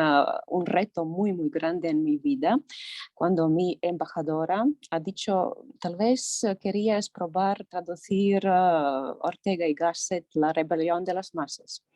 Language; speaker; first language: Spanish; non-native, learner; Latvian